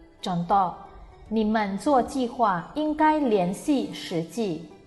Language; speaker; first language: Chinese; non-native, fluent; Indonesian